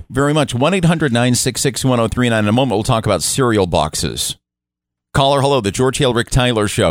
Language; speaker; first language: English; native; English